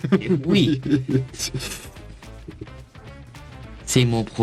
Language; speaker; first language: French; non-native, learner; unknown